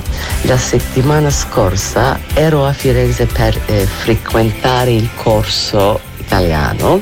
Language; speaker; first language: Italian; non-native, learner; Turkish